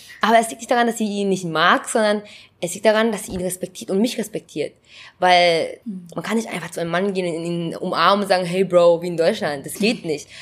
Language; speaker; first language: German; early bilingual, other home language; Vietnamese